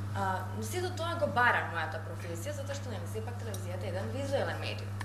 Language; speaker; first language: Macedonian; native; Macedonian